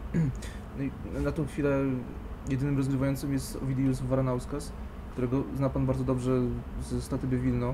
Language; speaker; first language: Polish; native; Polish